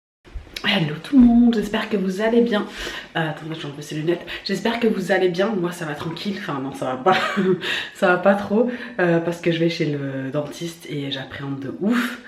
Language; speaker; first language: French; native; French